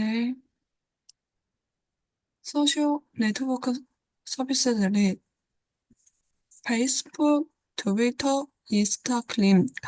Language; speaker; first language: Korean; non-native, learner; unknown